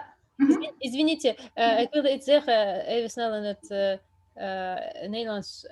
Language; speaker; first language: Dutch; non-native, fluent; Russian